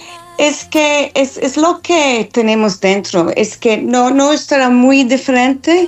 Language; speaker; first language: Spanish; non-native, fluent; English